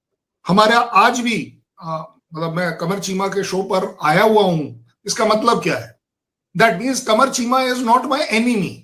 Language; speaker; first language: Hindi; native; Hindi